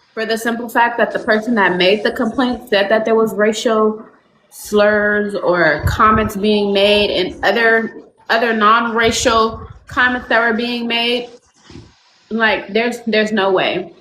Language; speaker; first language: English; native; English